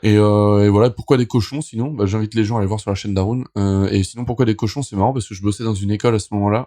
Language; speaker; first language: French; native; French